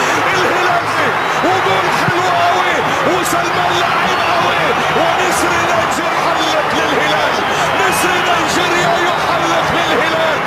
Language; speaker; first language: Arabic; native; Arabic